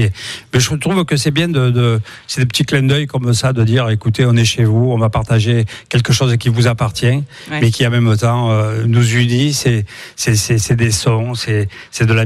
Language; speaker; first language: French; native; French